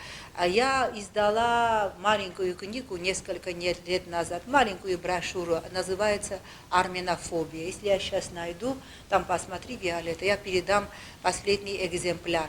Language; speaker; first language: Russian; non-native, local second language; Armenian